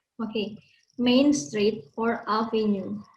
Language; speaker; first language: English; non-native, learner; Indonesian